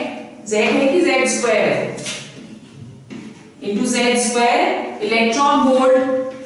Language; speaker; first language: English; non-native, local second language; Hindi